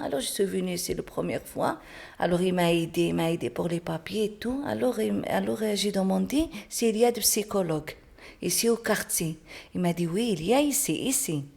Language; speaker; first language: French; non-native, learner; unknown